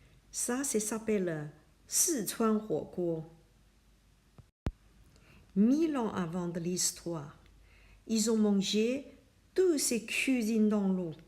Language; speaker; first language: French; non-native, learner; Chinese